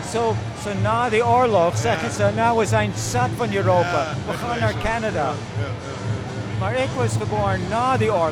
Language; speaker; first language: Dutch; non-native, fluent; English